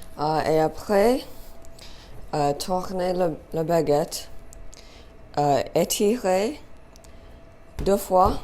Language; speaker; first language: French; non-native, learner; English